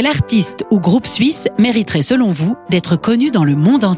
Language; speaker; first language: French; native; French